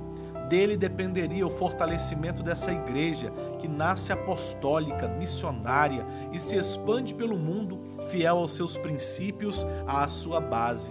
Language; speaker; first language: Portuguese; native; Portuguese